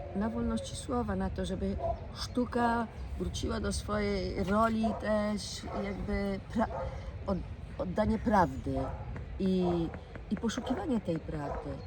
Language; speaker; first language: Polish; non-native, fluent; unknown